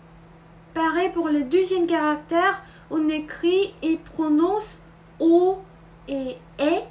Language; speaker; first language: French; non-native, fluent; Korean